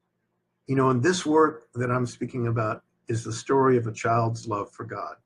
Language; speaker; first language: English; native; English